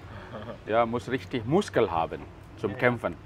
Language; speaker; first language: German; non-native, fluent; Balinese